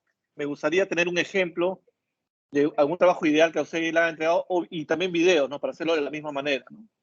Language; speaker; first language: Spanish; native; Spanish